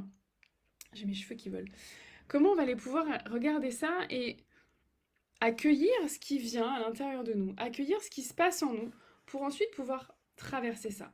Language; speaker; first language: French; native; French